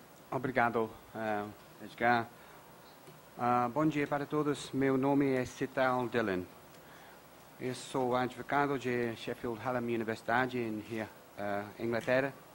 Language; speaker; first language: Portuguese; non-native, learner; English